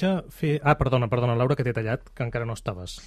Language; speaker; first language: Catalan; native; Catalan